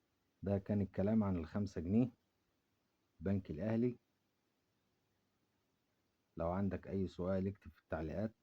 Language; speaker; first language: Arabic; native; Arabic